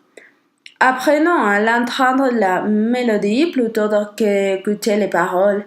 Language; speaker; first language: French; non-native, learner; Spanish